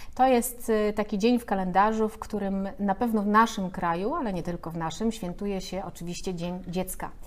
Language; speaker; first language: Polish; native; Polish